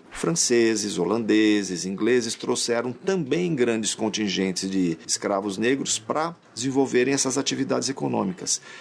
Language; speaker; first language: Portuguese; native; Portuguese